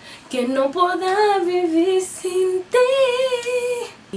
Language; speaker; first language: Spanish; early bilingual, heritage; Spanish